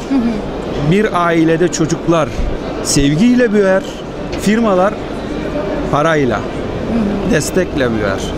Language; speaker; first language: Turkish; early bilingual, heritage; Turkish